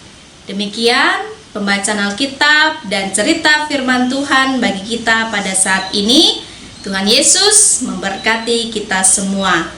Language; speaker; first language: Indonesian; native; Indonesian